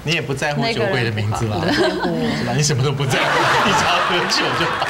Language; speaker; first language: Chinese; native; Chinese